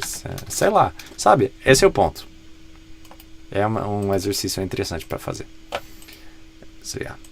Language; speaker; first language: Portuguese; non-native, fluent; English